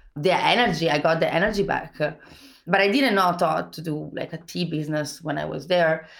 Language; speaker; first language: English; non-native, fluent; Italian